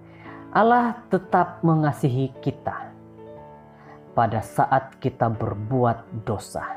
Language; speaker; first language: Indonesian; native; Indonesian